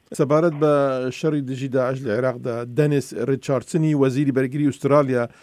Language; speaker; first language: Central Kurdish; native; Central Kurdish